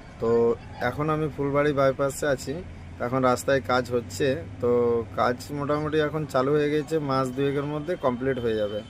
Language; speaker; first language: Bangla; non-native, local second language; Santali